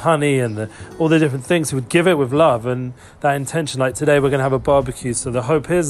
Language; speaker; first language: English; native; English